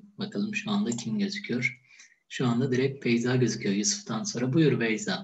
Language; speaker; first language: Turkish; native; Turkish